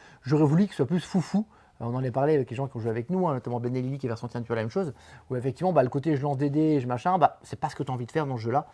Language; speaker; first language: French; native; French